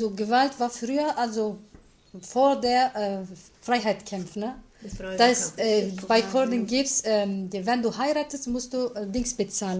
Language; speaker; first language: German; non-native, learner; Kurdish